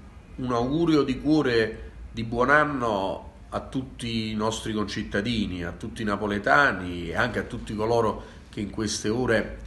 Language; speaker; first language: Italian; native; Italian